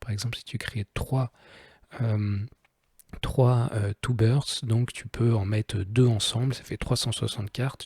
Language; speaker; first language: French; native; French